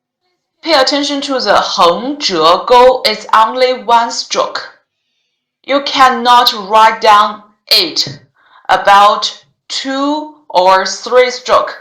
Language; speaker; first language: English; non-native, learner; Chinese